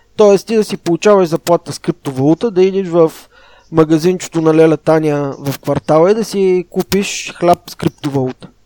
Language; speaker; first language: Bulgarian; native; Bulgarian